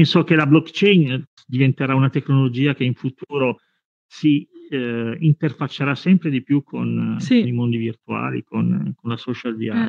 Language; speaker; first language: Italian; native; Italian